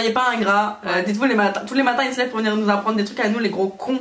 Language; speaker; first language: French; native; French